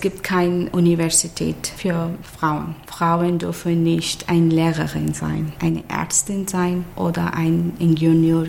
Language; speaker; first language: German; non-native, learner; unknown